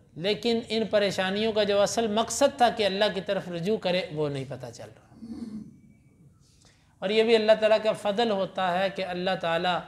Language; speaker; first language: Urdu; non-native, local second language; Punjabi